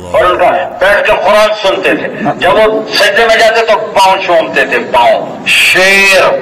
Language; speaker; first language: Urdu; non-native, local second language; Punjabi